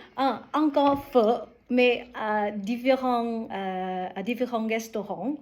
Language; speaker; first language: French; non-native, learner; Vietnamese